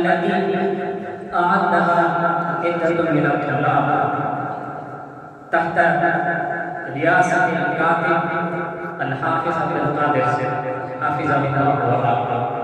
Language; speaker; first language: Arabic; non-native, fluent; Urdu